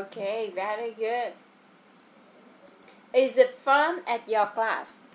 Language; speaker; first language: English; non-native, fluent; Vietnamese